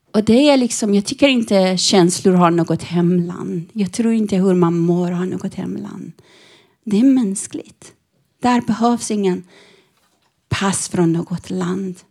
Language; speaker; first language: Swedish; non-native, fluent; Persian